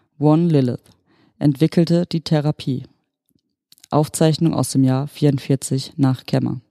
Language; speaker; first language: German; native; German